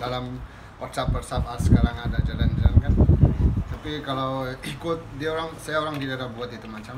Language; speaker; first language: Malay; non-native, learner; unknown